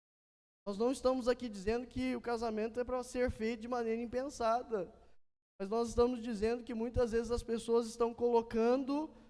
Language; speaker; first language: Portuguese; native; Portuguese